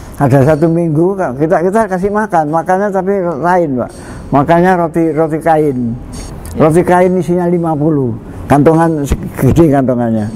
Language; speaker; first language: Indonesian; non-native, local second language; Javanese